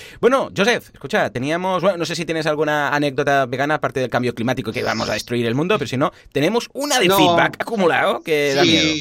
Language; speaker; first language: Spanish; native; Spanish